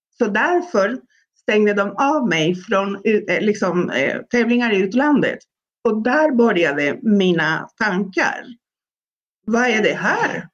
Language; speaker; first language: Swedish; non-native, fluent; Spanish